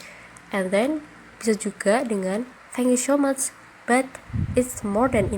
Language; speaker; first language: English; non-native, local second language; Indonesian